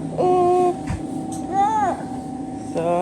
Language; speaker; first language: Swedish; non-native, learner; Mongolian